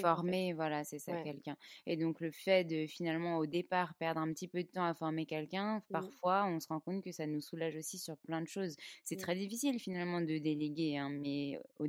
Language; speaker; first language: French; native; French